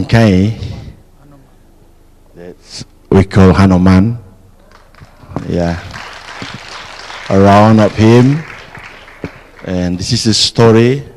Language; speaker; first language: English; non-native, fluent; Indonesian